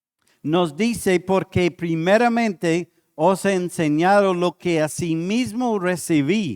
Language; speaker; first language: Spanish; non-native, fluent; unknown